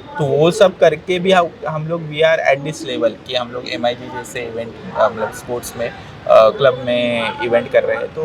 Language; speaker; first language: Hindi; non-native, local second language; Marathi